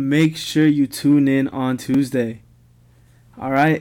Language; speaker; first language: English; native; English